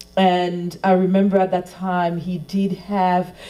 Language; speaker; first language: English; non-native, fluent; Haitian Creole